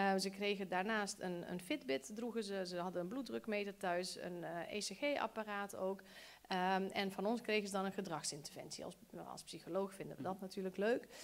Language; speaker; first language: Dutch; early bilingual, other home language; Bosnian